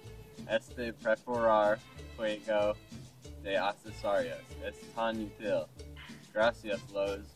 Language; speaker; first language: Spanish; non-native, learner; English